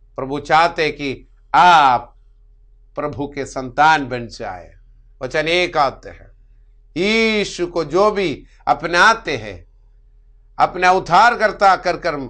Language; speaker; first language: Hindi; non-native, local second language; Malayalam